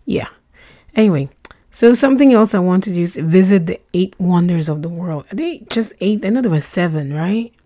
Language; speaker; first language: English; non-native, local second language; Russian